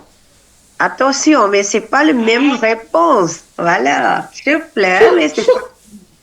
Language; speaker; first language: French; non-native, fluent; Tamil